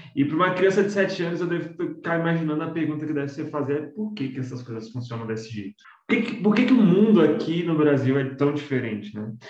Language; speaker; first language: Portuguese; native; Portuguese